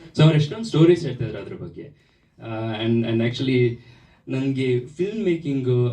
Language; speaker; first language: Kannada; early bilingual, other home language; German